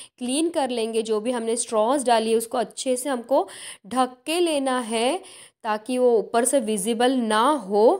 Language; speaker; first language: Hindi; non-native, local second language; Marathi